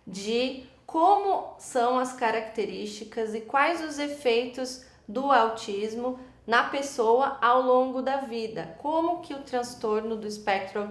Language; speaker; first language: Portuguese; native; Portuguese